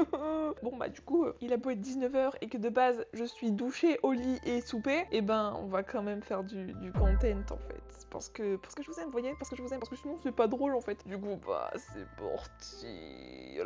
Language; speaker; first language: French; native; French